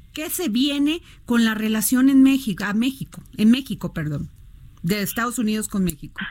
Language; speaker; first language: Spanish; native; Spanish